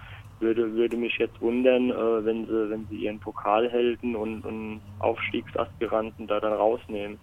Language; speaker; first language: German; native; German